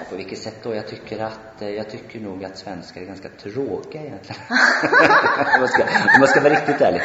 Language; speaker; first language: Swedish; native; Swedish